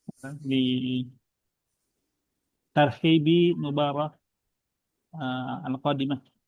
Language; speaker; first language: Arabic; non-native, fluent; Indonesian